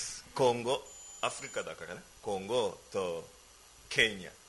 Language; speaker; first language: Japanese; non-native, learner; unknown